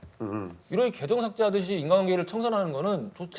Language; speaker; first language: Korean; native; Korean